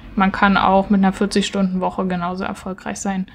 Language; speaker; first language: German; native; German